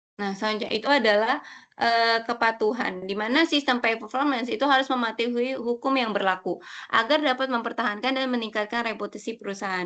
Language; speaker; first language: Indonesian; native; Indonesian